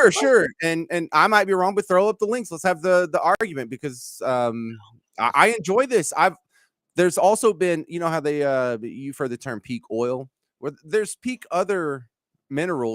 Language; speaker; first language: English; native; English